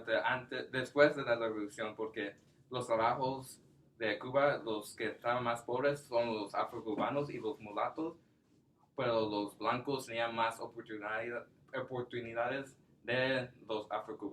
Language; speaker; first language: Spanish; non-native, learner; English